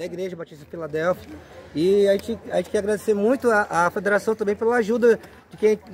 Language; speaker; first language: Portuguese; native; Portuguese